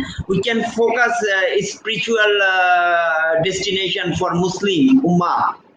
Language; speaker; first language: English; non-native, fluent; Bangla